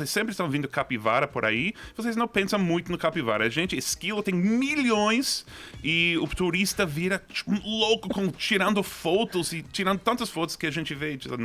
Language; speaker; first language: Portuguese; non-native, fluent; English